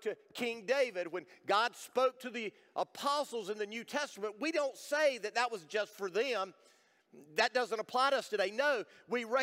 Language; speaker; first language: English; native; English